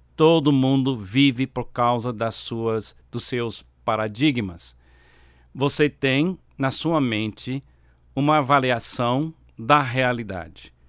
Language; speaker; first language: Portuguese; non-native, fluent; English